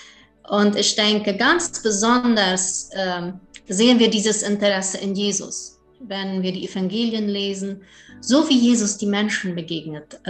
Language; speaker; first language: German; early bilingual, heritage; German